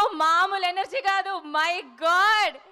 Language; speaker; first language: Telugu; native; Telugu